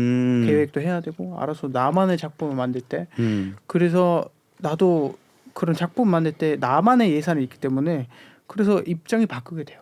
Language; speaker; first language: Korean; non-native, fluent; German